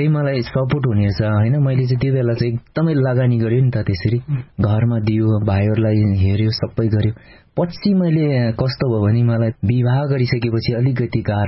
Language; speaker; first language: Nepali; native; Nepali